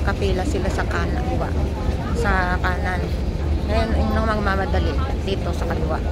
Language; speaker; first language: Filipino; native; Filipino